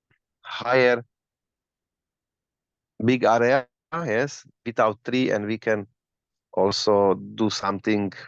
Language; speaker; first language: English; non-native, learner; Slovak